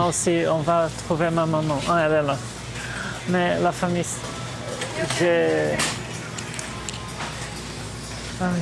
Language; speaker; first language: French; non-native, fluent; Portuguese